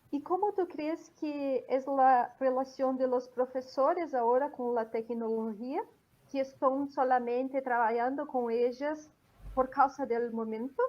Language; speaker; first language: Spanish; non-native, fluent; Portuguese